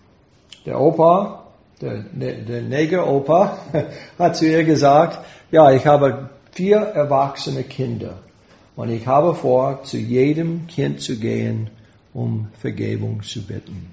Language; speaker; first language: German; non-native, fluent; English